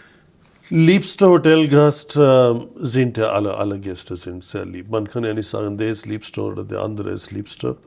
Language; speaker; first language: German; non-native, fluent; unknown